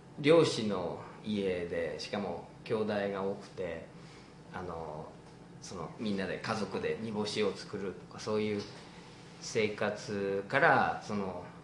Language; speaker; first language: Japanese; non-native, fluent; English